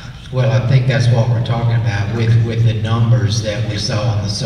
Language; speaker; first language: English; native; English